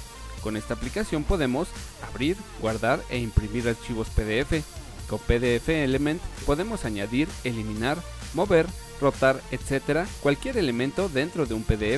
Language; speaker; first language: Spanish; native; Spanish